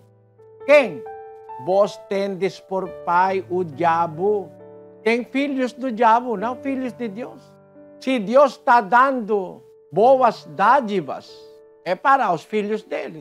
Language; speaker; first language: Portuguese; non-native, fluent; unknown